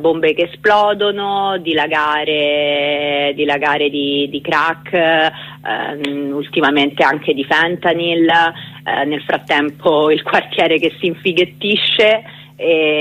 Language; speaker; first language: Italian; native; Italian